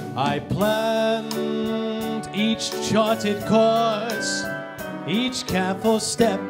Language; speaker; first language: English; native; English